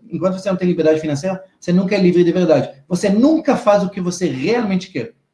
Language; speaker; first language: Portuguese; non-native, fluent; Hebrew